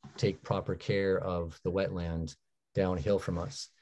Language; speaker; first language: English; native; English